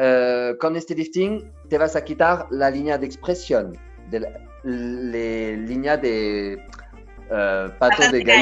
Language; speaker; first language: Spanish; non-native, learner; French